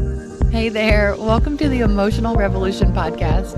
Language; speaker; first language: English; native; English